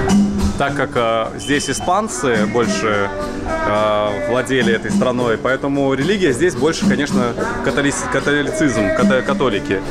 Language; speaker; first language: Russian; native; Russian